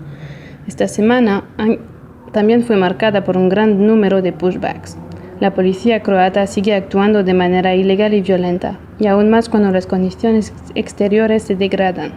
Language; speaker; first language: Spanish; non-native, fluent; Portuguese